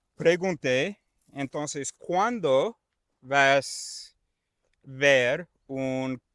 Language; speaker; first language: Spanish; non-native, learner; English